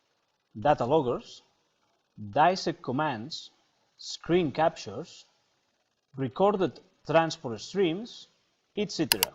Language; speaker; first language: English; non-native, fluent; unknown